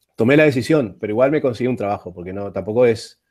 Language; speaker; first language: Spanish; native; Spanish